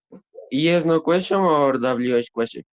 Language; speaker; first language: English; non-native, learner; Spanish